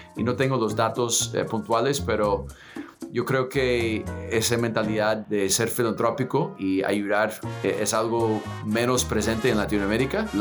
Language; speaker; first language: Spanish; non-native, fluent; English